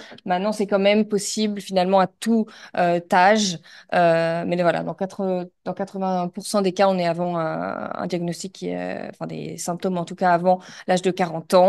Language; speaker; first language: French; native; French